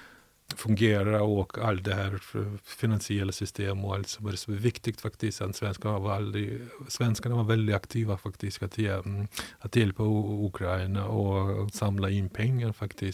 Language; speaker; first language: Swedish; non-native, fluent; Ukrainian